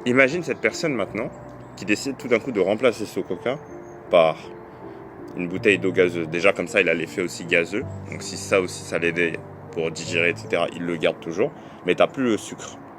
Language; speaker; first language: French; native; French